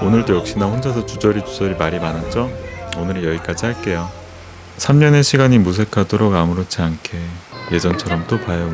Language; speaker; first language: Korean; non-native, fluent; Turkish